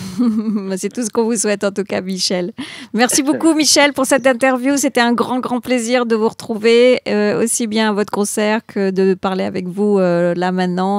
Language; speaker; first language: French; native; French